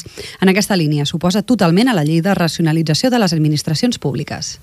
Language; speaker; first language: Catalan; native; Catalan